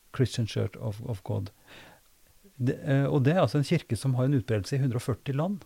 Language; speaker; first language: Norwegian; native; Norwegian